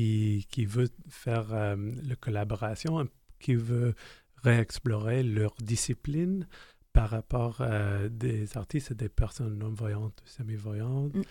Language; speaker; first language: French; non-native, fluent; English